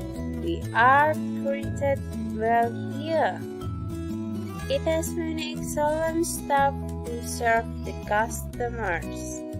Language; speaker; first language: English; non-native, fluent; Indonesian